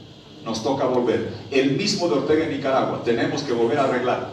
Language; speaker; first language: Spanish; native; Spanish